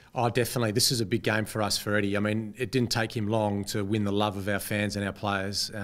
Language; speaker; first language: English; native; English